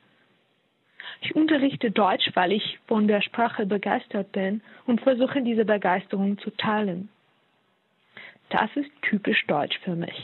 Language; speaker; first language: German; non-native, fluent; Russian